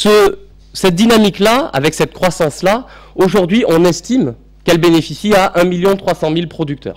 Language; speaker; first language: French; native; French